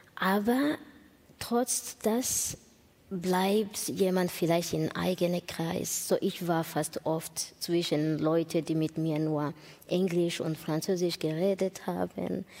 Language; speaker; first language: German; non-native, learner; Kinyarwanda